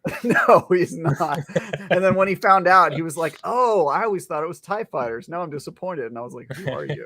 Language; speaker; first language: English; native; English